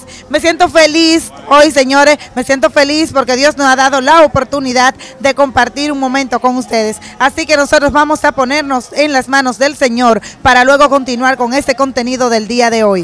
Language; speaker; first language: Spanish; native; Spanish